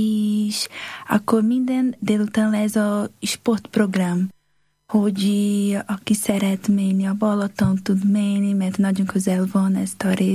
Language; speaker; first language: Hungarian; non-native, learner; Portuguese